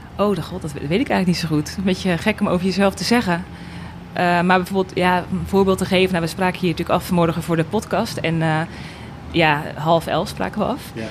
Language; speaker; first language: Dutch; native; Dutch